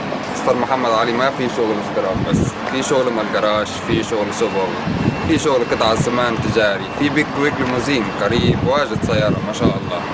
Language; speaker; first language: Arabic; non-native, learner; Bangla